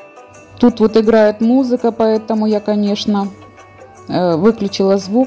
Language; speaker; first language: Russian; native; Russian